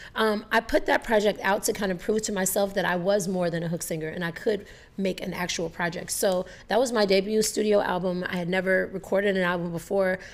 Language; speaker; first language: English; native; English